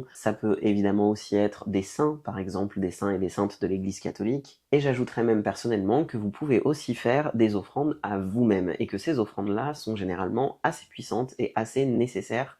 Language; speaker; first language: French; native; French